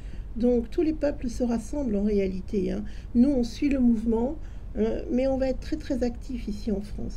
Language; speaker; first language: French; native; French